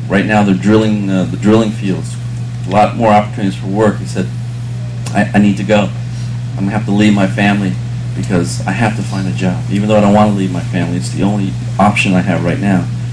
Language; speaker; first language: English; early bilingual, other home language; Vietnamese